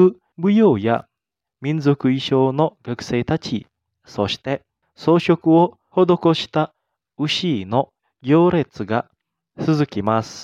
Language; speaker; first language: Japanese; non-native, fluent; Indonesian